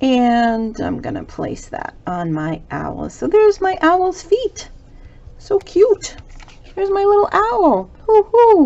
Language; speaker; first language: English; native; English